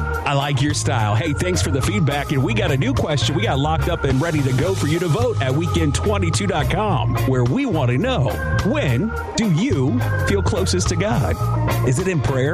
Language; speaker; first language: English; native; English